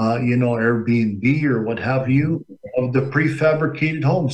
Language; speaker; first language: English; native; English